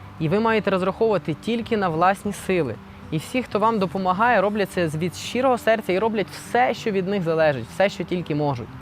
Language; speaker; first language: Ukrainian; non-native, local second language; Russian